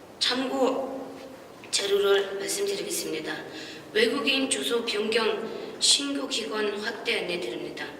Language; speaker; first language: Korean; non-native, fluent; Mongolian